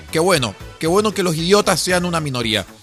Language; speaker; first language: Spanish; native; Spanish